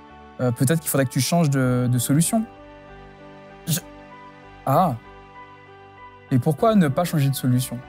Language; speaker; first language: French; native; French